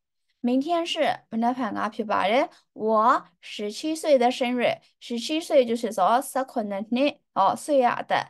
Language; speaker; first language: Chinese; native; Chinese